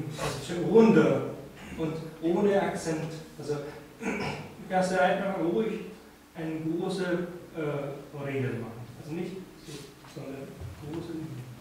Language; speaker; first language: German; non-native, fluent; Japanese